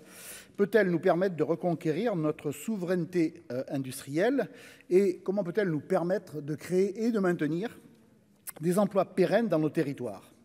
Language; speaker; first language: French; native; French